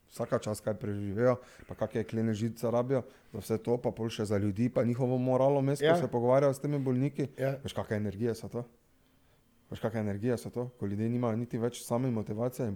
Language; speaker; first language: Slovenian; non-native, local second language; Serbian